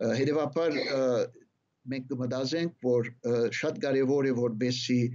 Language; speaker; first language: Armenian; early bilingual, heritage; Armenian